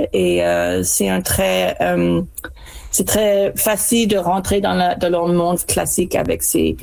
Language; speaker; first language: French; non-native, fluent; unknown